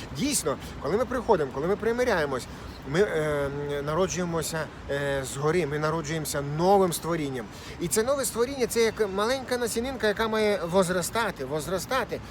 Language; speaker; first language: Ukrainian; native; Ukrainian